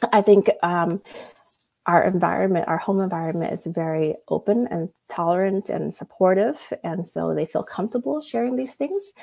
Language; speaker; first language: English; early bilingual, other home language; Vietnamese